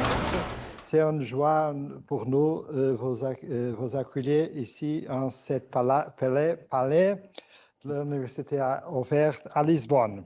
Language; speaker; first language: French; non-native, fluent; Portuguese